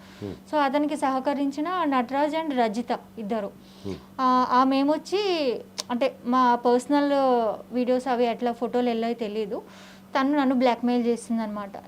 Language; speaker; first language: Telugu; native; Telugu